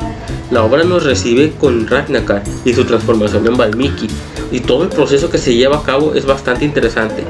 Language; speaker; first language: Spanish; native; Spanish